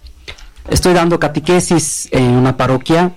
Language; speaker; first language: Spanish; non-native, learner; Bangla